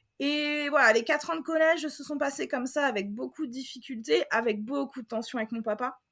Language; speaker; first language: French; native; French